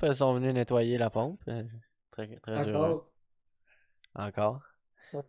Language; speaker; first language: French; native; French